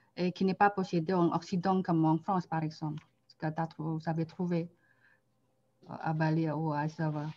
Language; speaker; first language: French; non-native, fluent; Indonesian